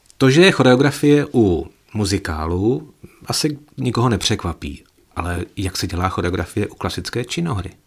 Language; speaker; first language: Czech; native; Czech